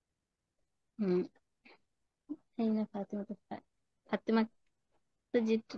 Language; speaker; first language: Arabic; non-native, learner; Bangla